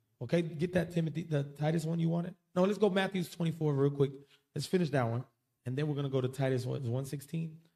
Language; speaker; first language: English; early bilingual, other home language; Spanish